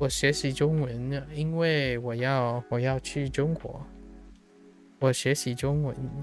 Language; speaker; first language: Cantonese; non-native, learner; English